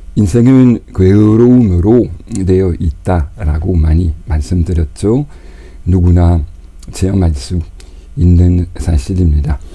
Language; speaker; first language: Korean; non-native, fluent; French